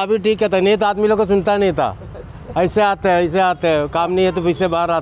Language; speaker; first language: Hindi; non-native, local second language; Malayalam